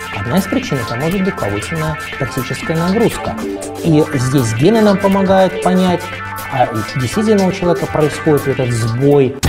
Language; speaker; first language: Russian; native; Russian